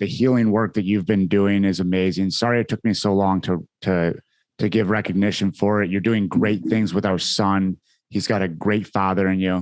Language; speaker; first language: English; native; English